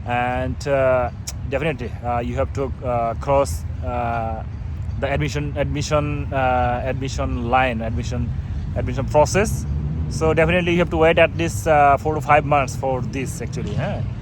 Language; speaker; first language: English; non-native, local second language; Bangla